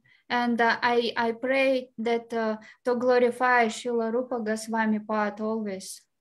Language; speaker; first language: English; non-native, fluent; Russian